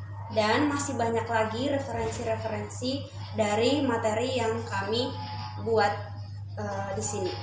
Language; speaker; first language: Indonesian; native; Indonesian